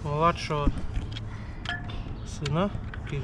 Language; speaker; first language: Russian; native; Russian